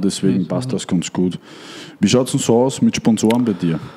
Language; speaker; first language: German; native; German